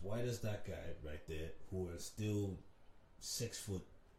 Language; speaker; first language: English; native; English